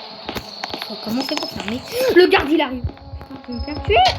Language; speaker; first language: French; native; French